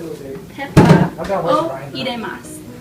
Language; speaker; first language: Japanese; non-native, learner; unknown